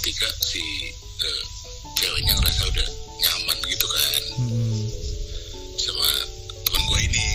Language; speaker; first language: Indonesian; native; Indonesian